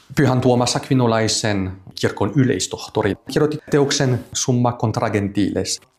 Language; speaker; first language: Finnish; non-native, fluent; French